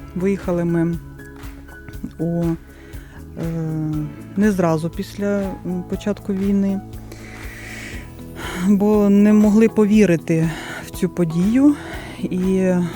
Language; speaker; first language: Ukrainian; non-native, local second language; Russian